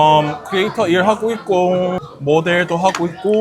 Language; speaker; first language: Korean; non-native, fluent; English